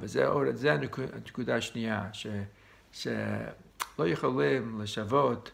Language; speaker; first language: Hebrew; non-native, fluent; English